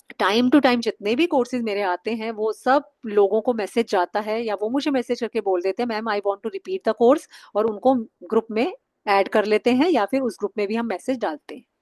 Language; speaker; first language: Hindi; native; Hindi